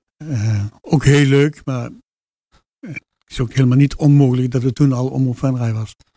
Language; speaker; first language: Dutch; native; Dutch